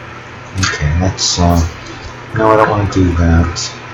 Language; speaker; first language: English; native; English